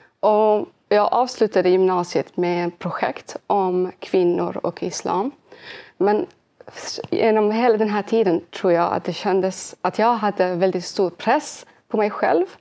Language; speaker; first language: Swedish; early bilingual, other home language; Arabic